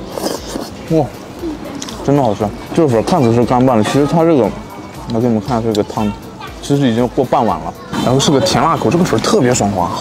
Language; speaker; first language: Chinese; native; Chinese